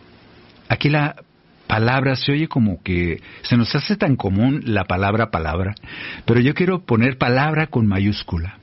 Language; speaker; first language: Spanish; native; Spanish